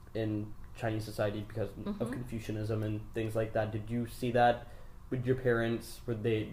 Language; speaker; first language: English; native; English